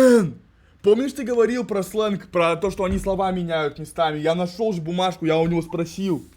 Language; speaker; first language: Russian; native; Russian